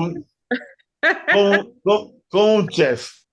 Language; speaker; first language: Spanish; non-native, fluent; Italian